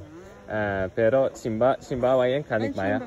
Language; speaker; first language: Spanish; non-native, learner; English